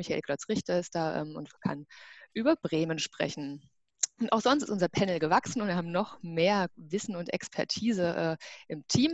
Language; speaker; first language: German; native; German